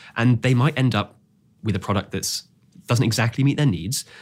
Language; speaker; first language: English; native; English